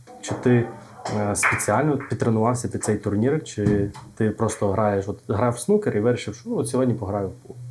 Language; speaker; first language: Ukrainian; native; Ukrainian